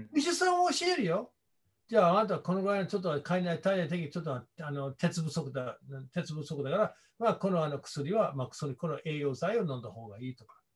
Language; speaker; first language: Japanese; non-native, fluent; English